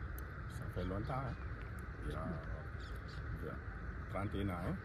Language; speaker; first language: French; non-native, local second language; Wolof